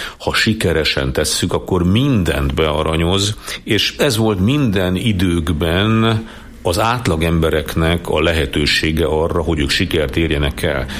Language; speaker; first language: Hungarian; native; Hungarian